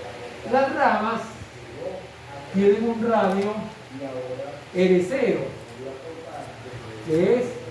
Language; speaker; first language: Spanish; native; Spanish